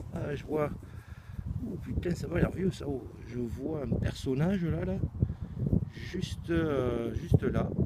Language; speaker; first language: French; native; French